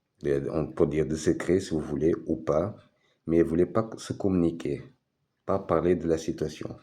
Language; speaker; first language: French; non-native, fluent; Portuguese